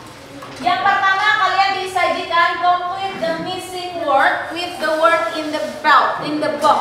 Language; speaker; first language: English; non-native, learner; Indonesian